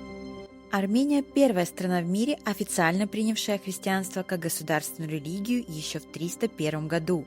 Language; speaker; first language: Russian; native; Russian